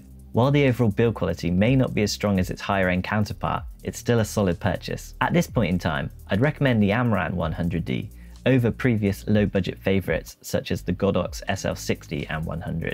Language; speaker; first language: English; native; English